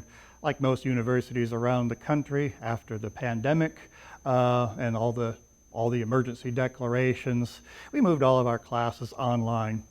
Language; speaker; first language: English; native; English